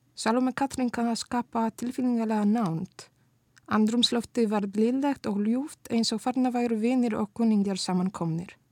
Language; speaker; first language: Icelandic; non-native, fluent; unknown